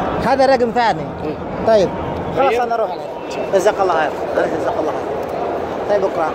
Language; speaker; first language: Arabic; non-native, learner; Urdu